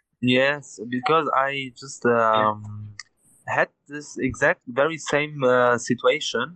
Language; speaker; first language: English; non-native, learner; German